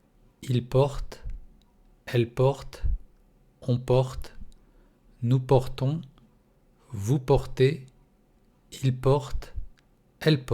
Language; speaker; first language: French; non-native, fluent; Russian